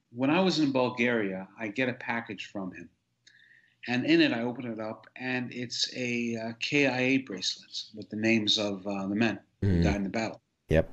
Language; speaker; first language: English; native; English